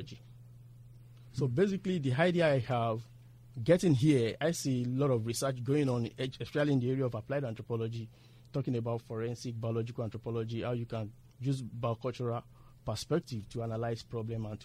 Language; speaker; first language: English; non-native, local second language; Yoruba